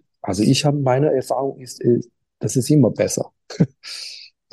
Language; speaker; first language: German; non-native, fluent; Chinese